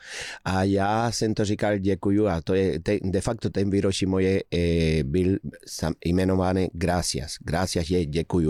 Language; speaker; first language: Czech; non-native, fluent; Spanish